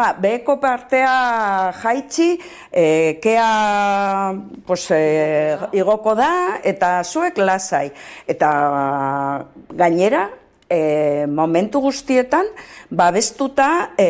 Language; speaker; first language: Basque; non-native, local second language; Spanish